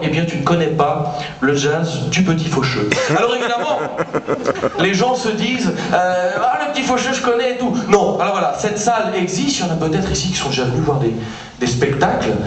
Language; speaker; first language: French; native; French